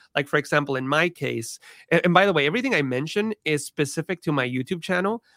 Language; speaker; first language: English; early bilingual, other home language; Spanish